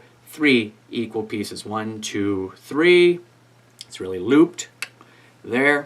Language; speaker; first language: English; native; English